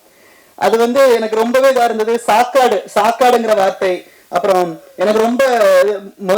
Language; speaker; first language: Tamil; native; Tamil